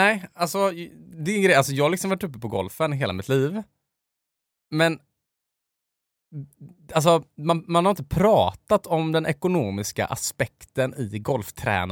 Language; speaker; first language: Swedish; native; Swedish